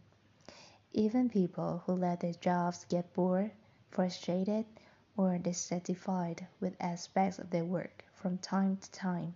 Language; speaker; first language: English; non-native, fluent; Vietnamese